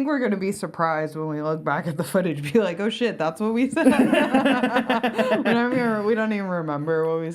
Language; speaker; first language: English; native; English